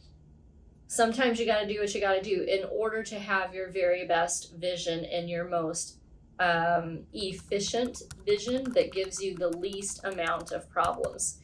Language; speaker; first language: English; native; English